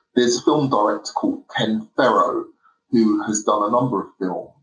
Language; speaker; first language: English; native; English